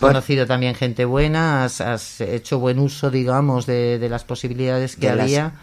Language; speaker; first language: Spanish; native; Spanish